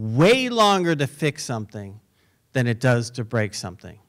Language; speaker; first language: English; native; English